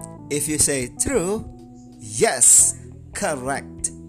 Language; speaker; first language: English; non-native, fluent; Indonesian